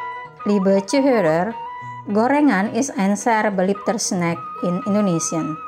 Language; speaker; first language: German; non-native, fluent; Indonesian